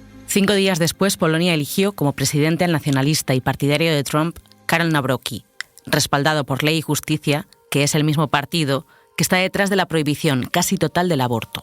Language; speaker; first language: Spanish; native; Spanish